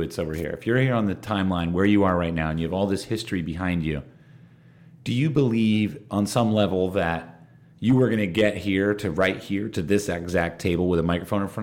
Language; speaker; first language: English; native; English